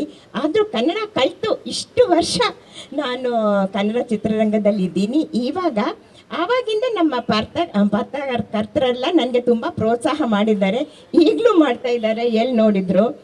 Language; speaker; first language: Kannada; non-native, local second language; Malayalam